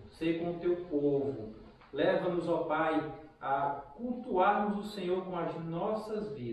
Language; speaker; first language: Portuguese; native; Portuguese